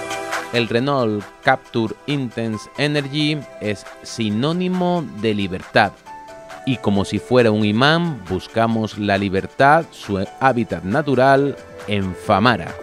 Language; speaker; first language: Spanish; native; Spanish